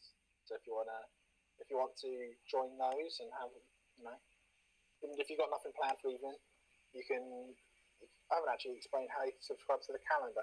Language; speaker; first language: English; native; English